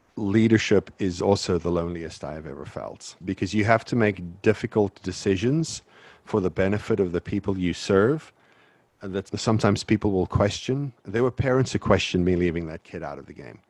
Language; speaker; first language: English; native; English